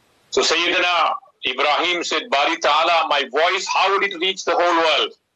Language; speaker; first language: English; native; English